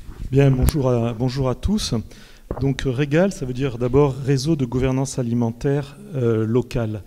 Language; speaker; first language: French; native; French